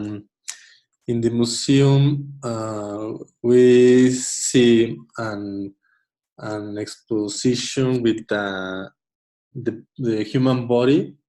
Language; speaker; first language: English; non-native, learner; Spanish